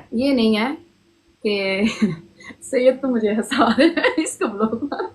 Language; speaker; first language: Urdu; early bilingual, heritage; Hindi